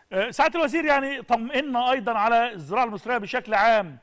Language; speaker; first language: Arabic; native; Arabic